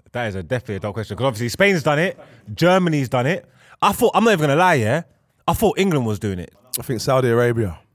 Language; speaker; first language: English; native; English